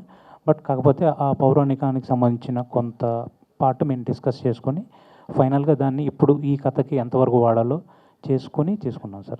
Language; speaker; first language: Telugu; native; Telugu